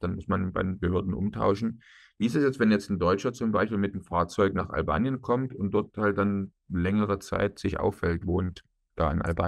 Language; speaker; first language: German; native; German